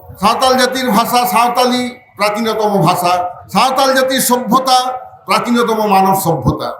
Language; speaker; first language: Bangla; non-native, local second language; Santali